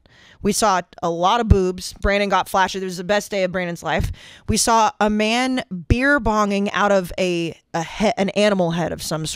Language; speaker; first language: English; native; English